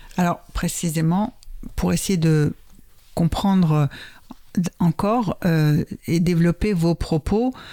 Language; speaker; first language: French; native; French